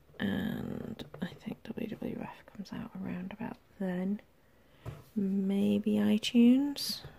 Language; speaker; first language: English; native; English